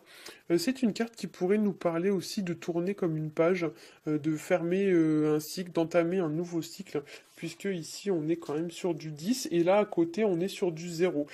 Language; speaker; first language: French; native; French